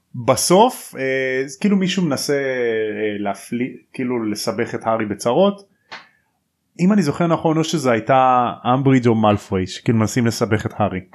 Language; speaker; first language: Hebrew; native; Hebrew